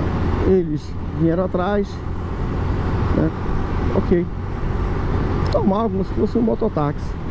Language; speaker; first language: Portuguese; native; Portuguese